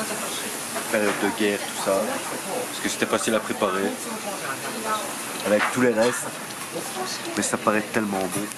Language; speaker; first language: French; native; French